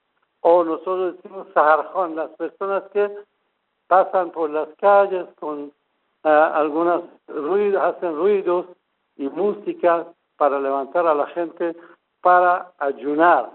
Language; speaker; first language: Spanish; non-native, fluent; Persian